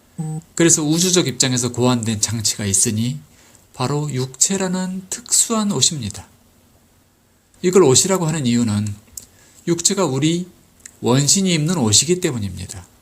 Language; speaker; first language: Korean; native; Korean